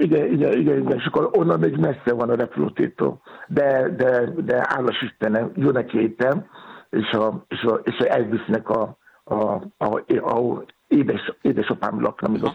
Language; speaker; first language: Hungarian; non-native, fluent; Yoruba